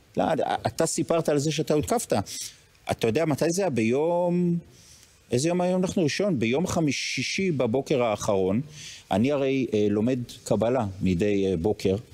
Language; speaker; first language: Hebrew; native; Hebrew